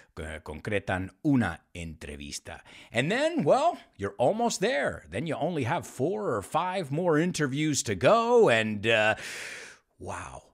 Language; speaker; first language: English; native; English